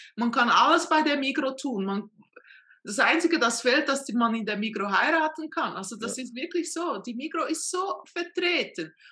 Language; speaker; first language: German; non-native, fluent; Portuguese